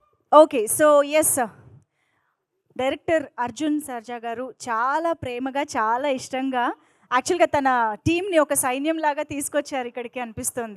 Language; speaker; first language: Telugu; native; Telugu